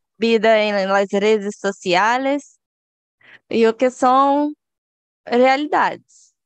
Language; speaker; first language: Spanish; non-native, learner; Portuguese